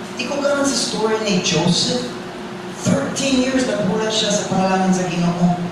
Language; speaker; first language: Cebuano; non-native, fluent; English